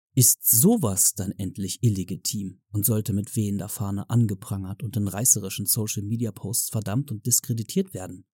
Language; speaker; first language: German; native; German